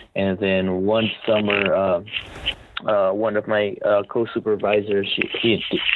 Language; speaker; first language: English; non-native, local second language; Filipino